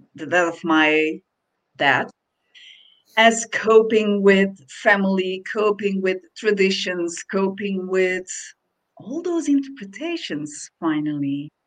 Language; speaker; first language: English; non-native, fluent; Dutch